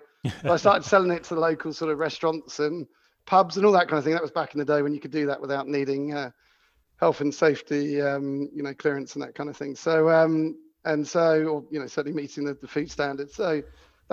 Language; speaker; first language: English; native; English